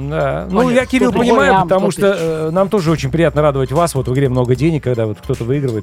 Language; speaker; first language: Russian; native; Russian